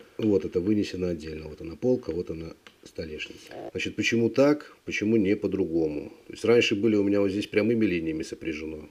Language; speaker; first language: Russian; native; Russian